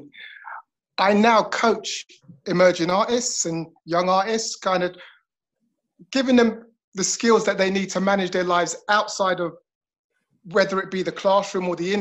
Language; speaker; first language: English; native; English